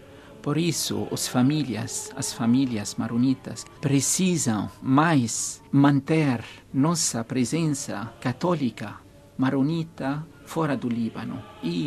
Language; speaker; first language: Portuguese; non-native, fluent; Arabic